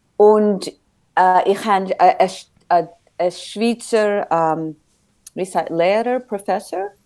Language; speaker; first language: German; early bilingual, heritage; English